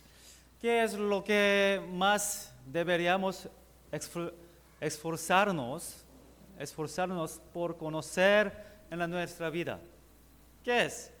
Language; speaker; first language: Spanish; non-native, learner; Korean